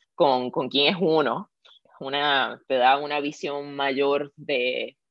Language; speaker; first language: Spanish; native; Spanish